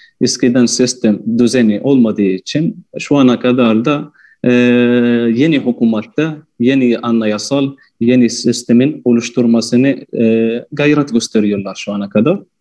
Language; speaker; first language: Turkish; non-native, fluent; Arabic